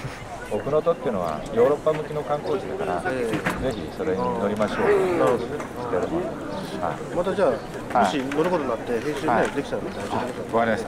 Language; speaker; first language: Japanese; native; Japanese